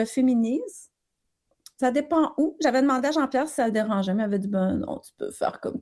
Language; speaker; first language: French; native; French